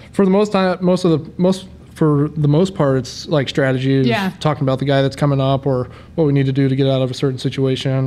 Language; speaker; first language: English; native; English